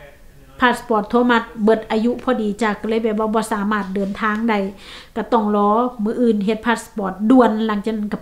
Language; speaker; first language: Thai; non-native, local second language; Lao